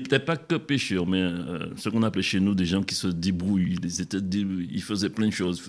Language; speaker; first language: French; native; French